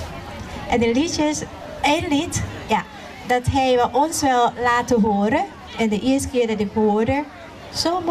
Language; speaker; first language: Dutch; non-native, learner; Thai